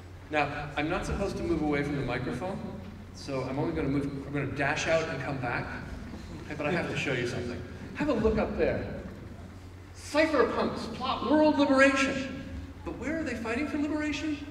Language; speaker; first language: English; native; English